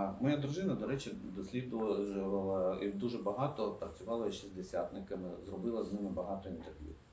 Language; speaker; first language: Ukrainian; non-native, local second language; Russian